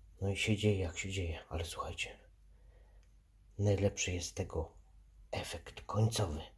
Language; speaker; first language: Polish; native; Polish